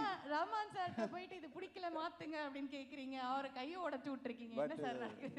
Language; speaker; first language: Tamil; native; Tamil